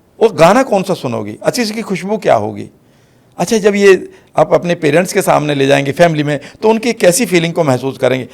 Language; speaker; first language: Hindi; native; Hindi